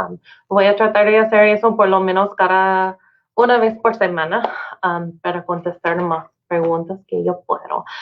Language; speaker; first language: Spanish; non-native, learner; English